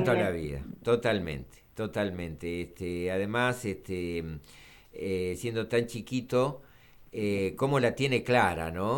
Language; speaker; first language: Spanish; native; Spanish